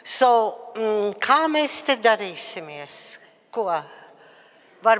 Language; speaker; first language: Latvian; early bilingual, heritage; Latvian